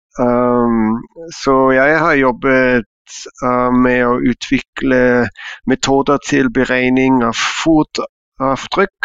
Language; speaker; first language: Norwegian; non-native, fluent; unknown